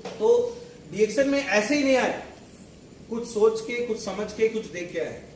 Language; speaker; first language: Hindi; native; Hindi